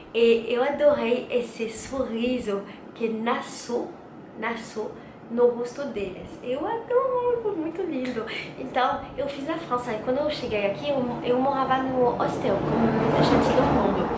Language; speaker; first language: Portuguese; non-native, learner; French